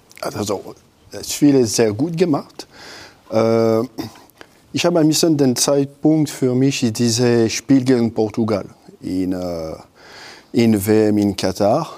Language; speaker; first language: German; non-native, local second language; French